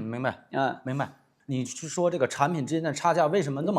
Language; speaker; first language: Chinese; native; Chinese